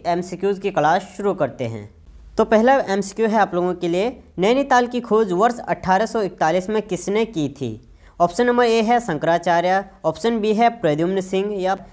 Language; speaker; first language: Hindi; native; Hindi